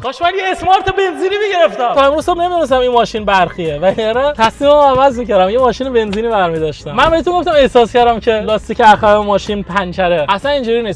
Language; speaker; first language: Persian; native; Persian